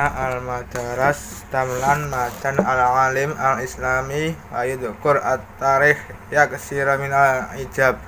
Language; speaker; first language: Arabic; non-native, learner; Indonesian